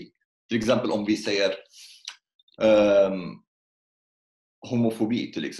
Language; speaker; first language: Swedish; non-native, fluent; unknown